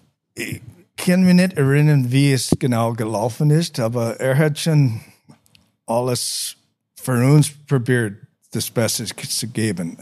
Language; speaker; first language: German; non-native, learner; English